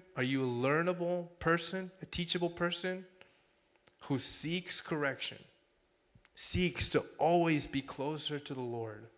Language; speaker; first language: English; non-native, fluent; Spanish